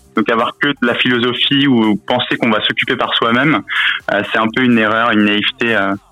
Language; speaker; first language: French; native; French